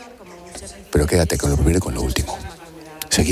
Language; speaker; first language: Spanish; native; Spanish